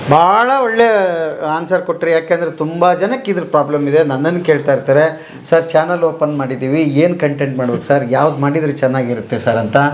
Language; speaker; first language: Kannada; native; Kannada